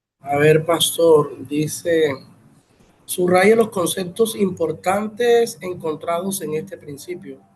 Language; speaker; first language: Spanish; native; Spanish